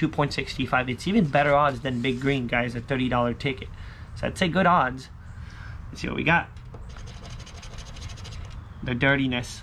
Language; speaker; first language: English; native; English